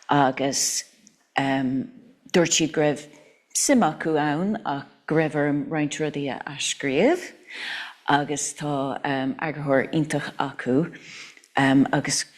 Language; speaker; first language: Irish; non-native, local second language; English